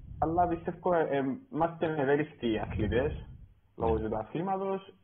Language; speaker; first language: Greek; native; Greek